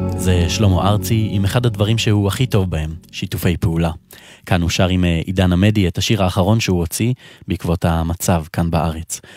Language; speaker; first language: Hebrew; native; Hebrew